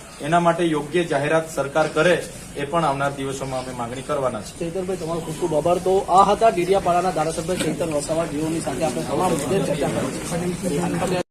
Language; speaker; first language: Gujarati; non-native, local second language; Vasavi